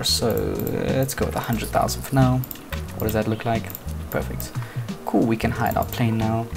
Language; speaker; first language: English; native; English